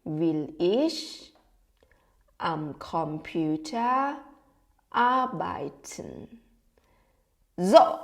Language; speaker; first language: German; non-native, fluent; Thai